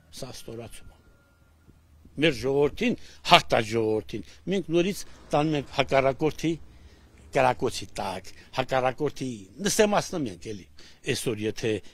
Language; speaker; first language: Armenian; native; Armenian